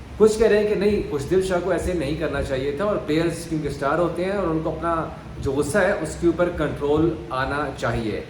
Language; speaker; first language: Urdu; non-native, local second language; Punjabi